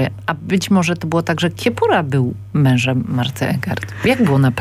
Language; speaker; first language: Polish; native; Polish